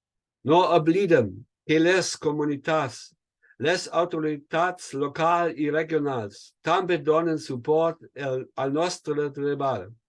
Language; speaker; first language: Catalan; non-native, learner; German